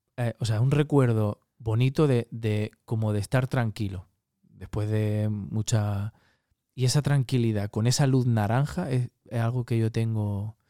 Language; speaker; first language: Spanish; native; Spanish